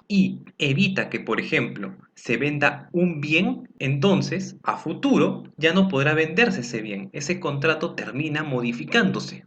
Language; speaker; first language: Spanish; native; Spanish